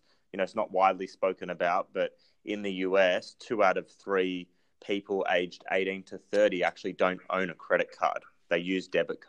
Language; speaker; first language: English; native; English